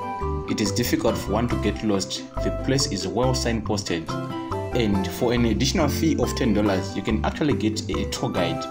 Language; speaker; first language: English; non-native, local second language; Shona